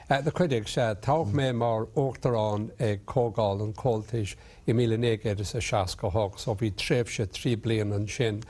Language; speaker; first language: Irish; non-native, local second language; English